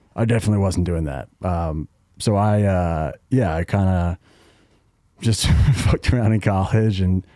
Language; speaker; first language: English; native; English